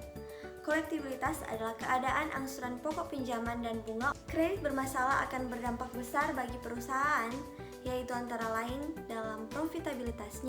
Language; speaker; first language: Indonesian; native; Indonesian